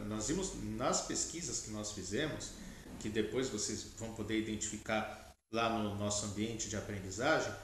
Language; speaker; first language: Portuguese; native; Portuguese